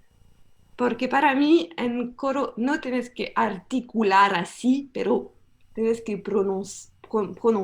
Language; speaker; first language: Spanish; non-native, learner; French